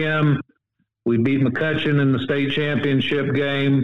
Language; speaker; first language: English; native; English